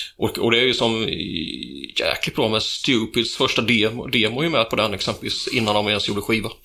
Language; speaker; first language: Swedish; native; Swedish